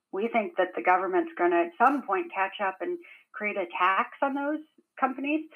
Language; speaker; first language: English; native; English